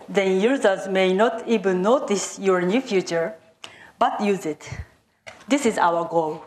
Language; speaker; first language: English; non-native, fluent; Japanese